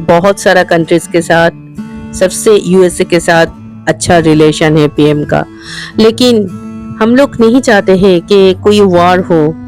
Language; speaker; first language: Hindi; non-native, local second language; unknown